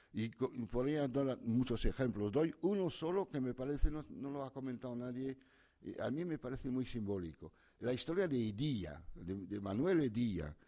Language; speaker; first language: Spanish; non-native, fluent; French